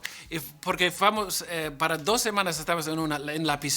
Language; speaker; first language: Spanish; non-native, learner; English